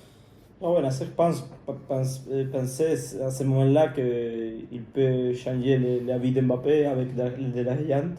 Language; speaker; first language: French; non-native, fluent; Spanish